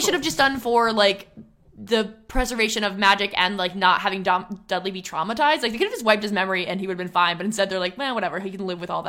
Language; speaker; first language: English; native; English